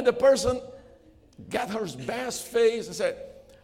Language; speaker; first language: English; non-native, fluent; Portuguese